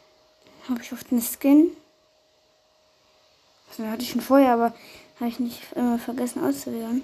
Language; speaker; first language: German; native; German